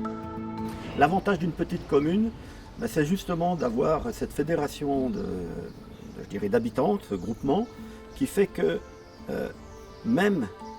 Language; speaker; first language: French; native; French